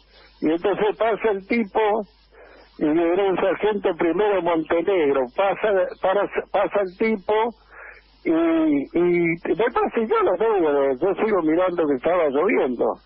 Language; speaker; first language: Spanish; native; Spanish